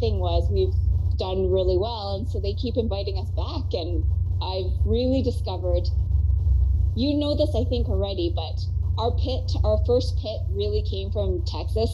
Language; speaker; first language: English; native; English